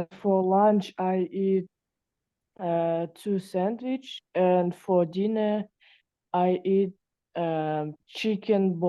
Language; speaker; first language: English; non-native, learner; Russian